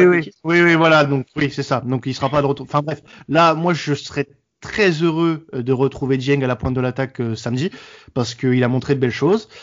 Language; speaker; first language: French; native; French